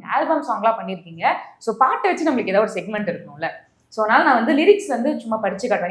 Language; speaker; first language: Tamil; native; Tamil